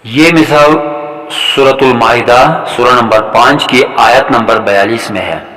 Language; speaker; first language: Urdu; non-native, local second language; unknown